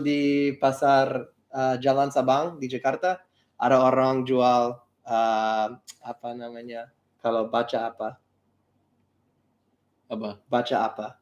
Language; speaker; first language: Indonesian; non-native, learner; English